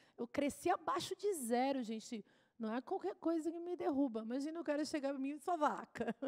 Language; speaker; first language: Portuguese; native; Portuguese